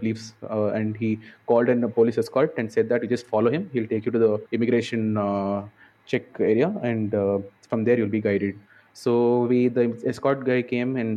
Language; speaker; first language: English; non-native, local second language; Kannada